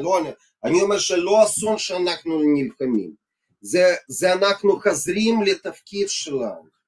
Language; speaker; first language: Hebrew; non-native, fluent; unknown